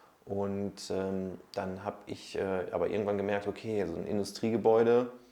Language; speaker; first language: German; native; German